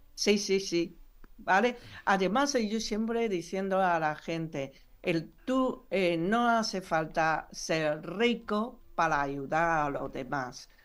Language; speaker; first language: Spanish; non-native, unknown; Chinese